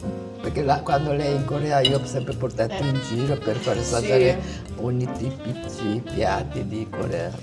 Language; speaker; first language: Italian; non-native, fluent; Korean